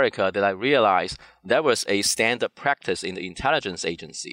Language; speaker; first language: English; non-native, fluent; Cantonese